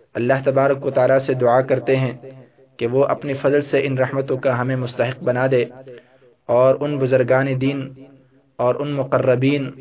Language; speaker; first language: Urdu; native; Urdu